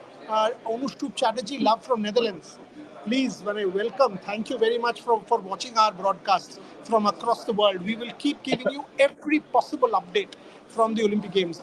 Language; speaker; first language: English; non-native, local second language; Bangla